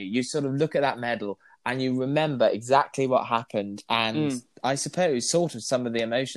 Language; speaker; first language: English; native; English